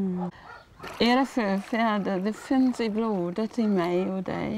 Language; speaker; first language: Swedish; non-native, fluent; Māori